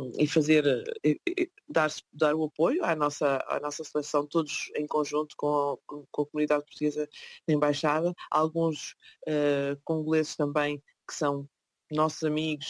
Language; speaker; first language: Portuguese; native; Portuguese